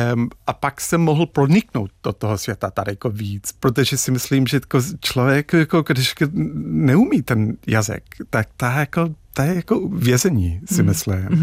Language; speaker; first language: Czech; non-native, fluent; English